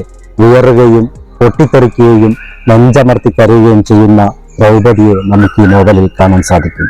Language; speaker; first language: Malayalam; native; Malayalam